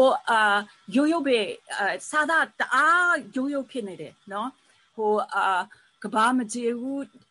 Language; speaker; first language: Burmese; early bilingual, heritage; Burmese